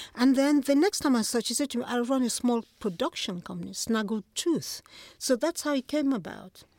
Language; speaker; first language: English; non-native, local second language; Igbo